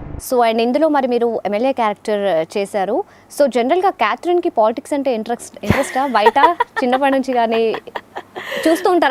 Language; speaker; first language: Telugu; native; Telugu